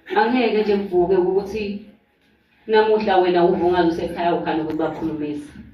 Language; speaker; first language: Zulu; non-native, local second language; Swati